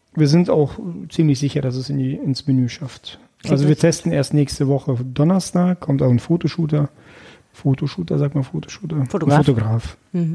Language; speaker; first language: German; early bilingual, other home language; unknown